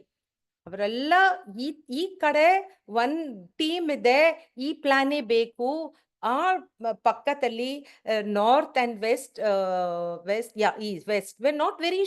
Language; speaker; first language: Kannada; non-native, learner; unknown